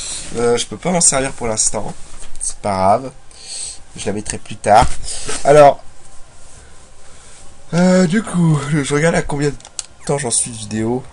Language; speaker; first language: French; native; French